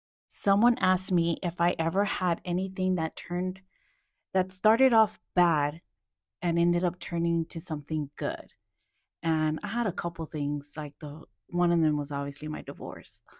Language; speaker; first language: English; early bilingual, other home language; Spanish